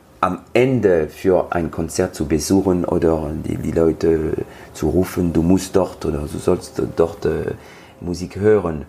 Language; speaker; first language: German; non-native, learner; French